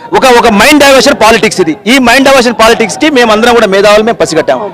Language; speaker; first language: Telugu; non-native, local second language; Lambadi